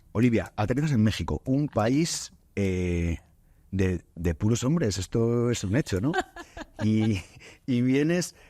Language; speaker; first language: Spanish; native; Spanish